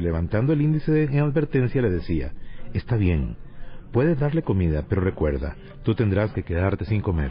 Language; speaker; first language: Spanish; native; Spanish